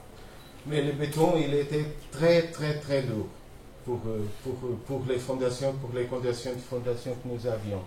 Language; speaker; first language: French; non-native, fluent; Portuguese